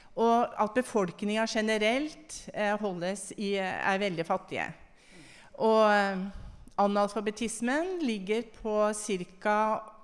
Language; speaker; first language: Norwegian; native; Norwegian